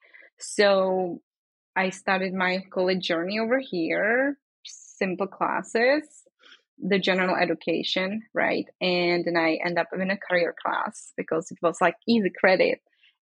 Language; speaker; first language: English; non-native, fluent; Czech